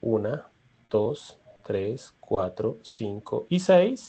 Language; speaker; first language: Spanish; native; Spanish